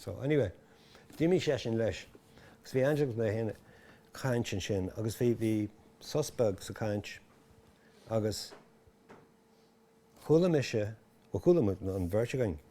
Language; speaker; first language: Irish; non-native, local second language; English